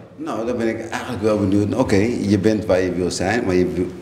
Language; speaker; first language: Dutch; native; Dutch